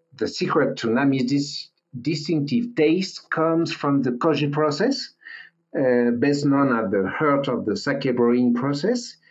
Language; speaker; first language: English; non-native, learner; French